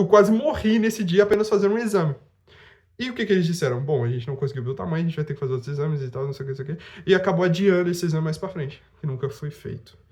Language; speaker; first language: Portuguese; native; Portuguese